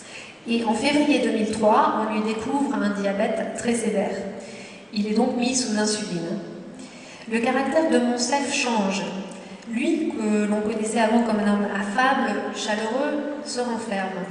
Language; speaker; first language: French; native; French